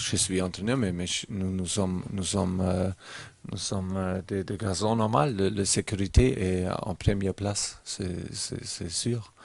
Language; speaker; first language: French; non-native, learner; German